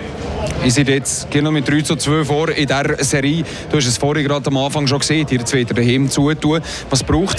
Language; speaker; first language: German; native; German